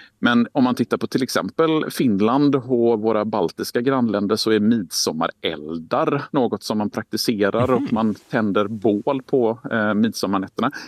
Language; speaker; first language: Swedish; native; Swedish